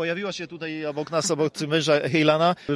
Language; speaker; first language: Polish; native; Polish